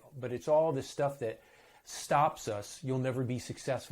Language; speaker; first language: English; native; English